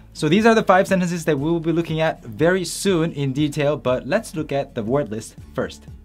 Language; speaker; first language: English; non-native, fluent; Korean